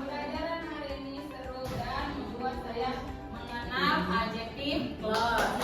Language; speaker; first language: Indonesian; native; Indonesian